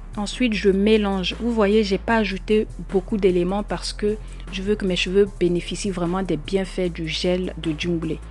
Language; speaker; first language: French; native; French